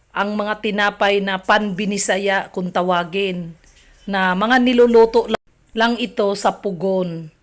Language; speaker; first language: Filipino; non-native, local second language; Cebuano